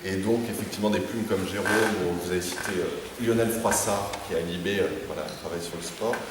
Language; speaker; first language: French; native; French